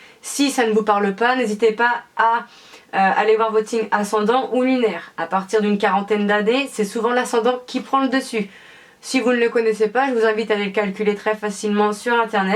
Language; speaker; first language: French; native; French